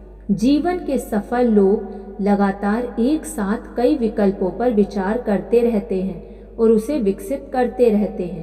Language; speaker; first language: Hindi; native; Hindi